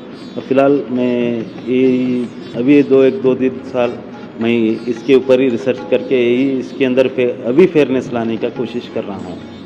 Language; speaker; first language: Hindi; non-native, local second language; Kannada